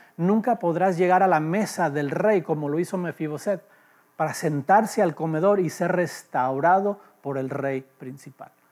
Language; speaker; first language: Spanish; early bilingual, heritage; Spanish